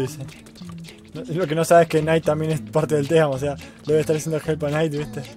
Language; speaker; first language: Spanish; native; Spanish